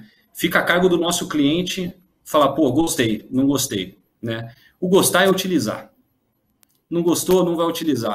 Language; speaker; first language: Portuguese; native; Portuguese